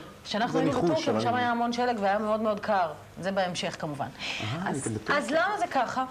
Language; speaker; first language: Hebrew; native; Hebrew